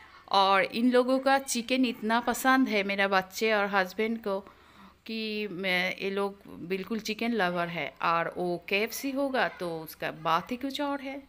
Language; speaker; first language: Hindi; non-native, local second language; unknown